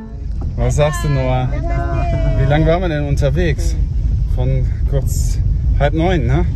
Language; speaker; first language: German; native; German